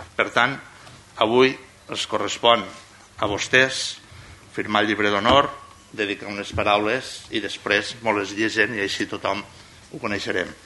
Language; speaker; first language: Catalan; native; Catalan